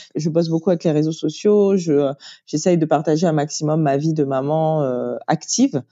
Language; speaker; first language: French; native; French